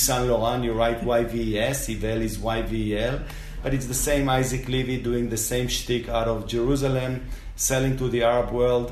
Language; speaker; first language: English; non-native, fluent; Spanish